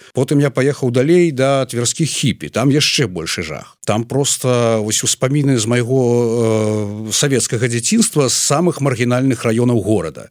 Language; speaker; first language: Belarusian; native; Belarusian